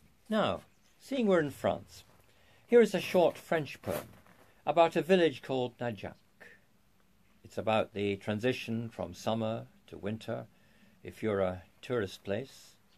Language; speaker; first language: English; native; English